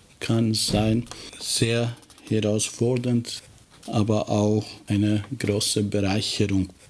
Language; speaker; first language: German; non-native, fluent; Albanian